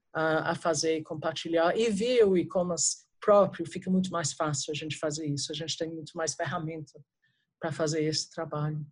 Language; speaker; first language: Portuguese; non-native, fluent; English